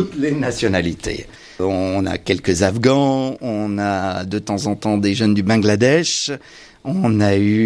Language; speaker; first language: French; native; French